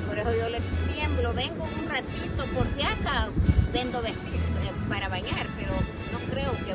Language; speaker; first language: Spanish; native; Spanish